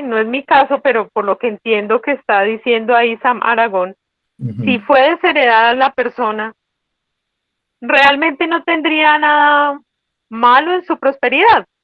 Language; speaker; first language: Spanish; native; Spanish